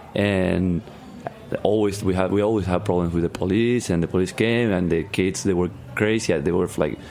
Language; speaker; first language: English; non-native, learner; Spanish